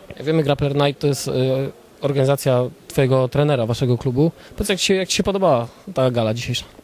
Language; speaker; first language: Polish; native; Polish